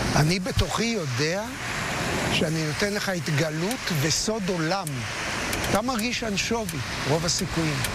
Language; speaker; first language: Hebrew; native; Hebrew